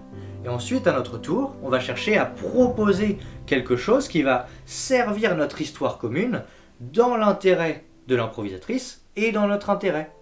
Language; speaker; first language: French; native; French